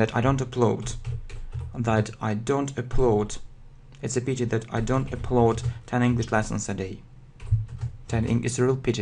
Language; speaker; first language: English; non-native, fluent; Russian